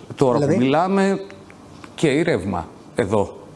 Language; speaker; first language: Greek; native; Greek